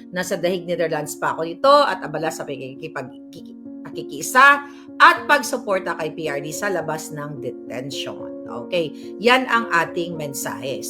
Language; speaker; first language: Filipino; native; Filipino